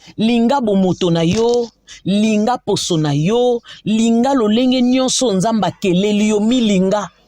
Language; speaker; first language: Lingala; native; Lingala